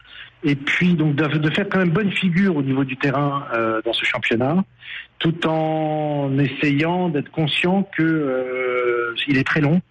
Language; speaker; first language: French; native; French